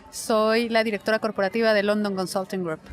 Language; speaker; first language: Spanish; native; Spanish